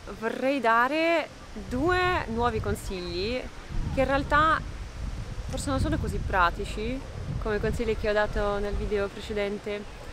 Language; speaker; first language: Italian; non-native, fluent; Russian